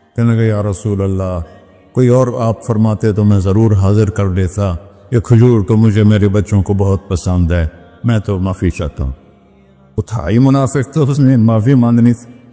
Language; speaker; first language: Urdu; non-native, local second language; Punjabi